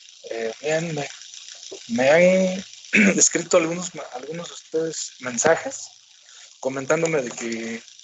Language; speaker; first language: Spanish; native; Spanish